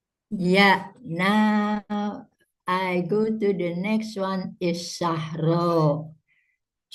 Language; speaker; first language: English; non-native, fluent; Indonesian